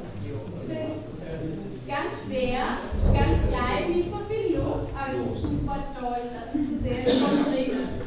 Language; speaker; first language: German; non-native, learner; Catalan